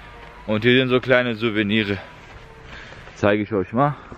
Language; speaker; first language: German; early bilingual, other home language; Turkish